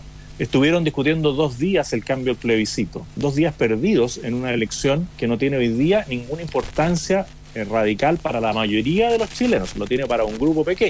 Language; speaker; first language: Spanish; native; Spanish